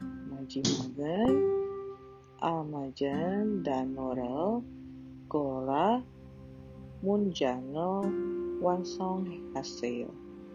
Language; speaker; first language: Korean; non-native, learner; Indonesian